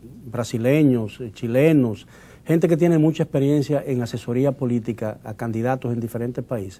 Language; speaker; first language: Spanish; native; Spanish